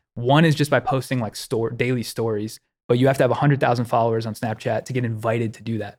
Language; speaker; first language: English; native; English